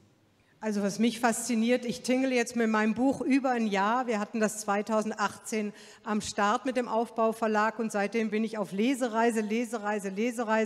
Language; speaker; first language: German; native; German